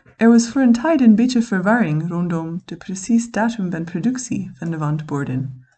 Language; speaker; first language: Dutch; non-native, fluent; English